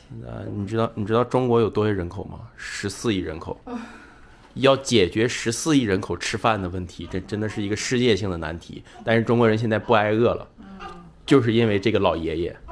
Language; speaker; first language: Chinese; native; Chinese